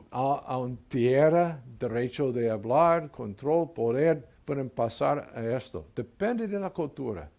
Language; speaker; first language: Spanish; non-native, learner; English